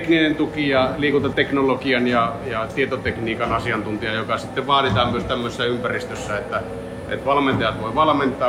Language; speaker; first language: Finnish; native; Finnish